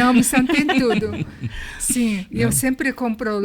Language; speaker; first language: Portuguese; non-native, learner; Japanese